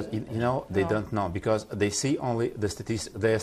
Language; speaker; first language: English; non-native, fluent; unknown